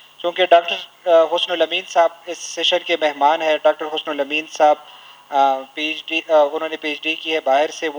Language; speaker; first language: Urdu; non-native, local second language; Pashto